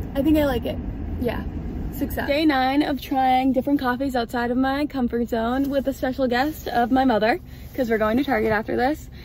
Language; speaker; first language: English; native; English